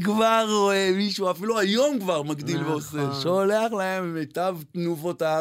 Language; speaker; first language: Hebrew; native; Hebrew